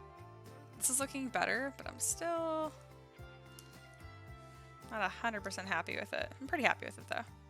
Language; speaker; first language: English; native; English